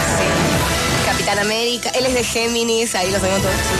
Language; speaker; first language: Spanish; native; Spanish